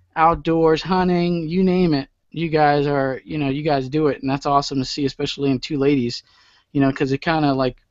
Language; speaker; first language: English; native; English